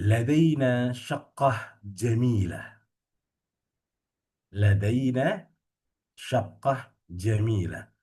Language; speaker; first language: Arabic; non-native, fluent; Indonesian